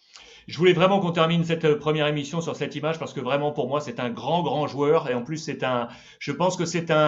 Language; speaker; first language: French; native; French